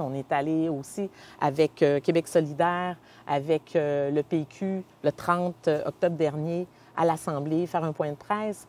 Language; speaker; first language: French; native; French